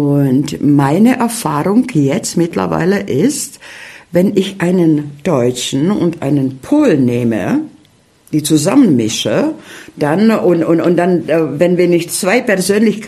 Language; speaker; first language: German; early bilingual, heritage; Czech